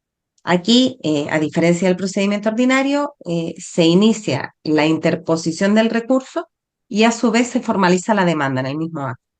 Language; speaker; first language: Spanish; native; Spanish